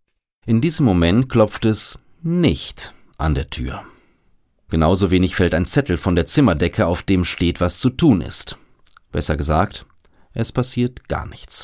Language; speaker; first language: German; native; German